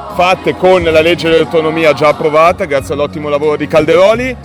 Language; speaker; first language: Italian; native; Italian